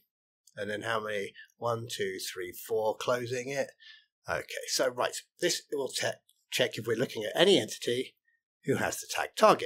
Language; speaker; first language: English; native; English